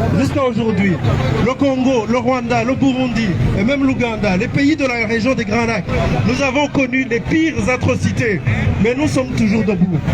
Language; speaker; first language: French; non-native, local second language; Kinyarwanda